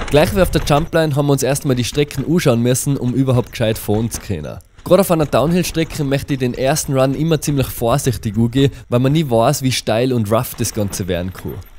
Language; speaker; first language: German; native; German